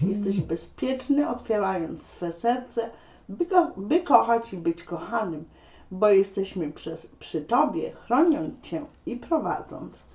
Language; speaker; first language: Polish; native; Polish